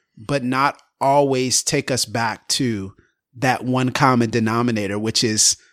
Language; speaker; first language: English; early bilingual, other home language; Yoruba